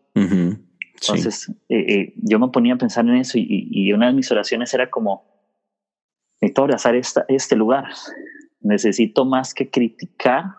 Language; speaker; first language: Spanish; native; Spanish